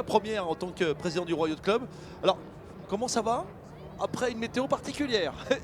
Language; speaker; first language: French; native; French